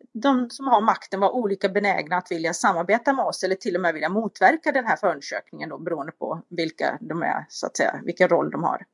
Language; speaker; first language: Swedish; native; Swedish